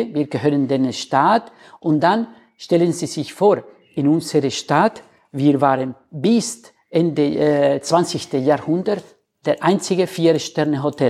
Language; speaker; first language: German; non-native, fluent; Spanish